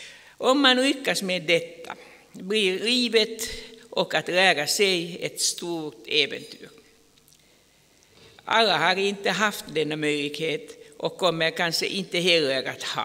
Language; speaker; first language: Swedish; non-native, fluent; Finnish